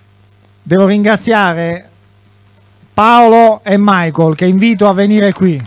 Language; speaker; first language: Italian; native; Italian